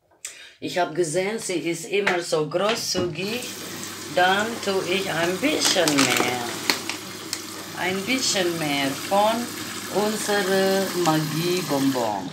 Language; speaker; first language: German; non-native, learner; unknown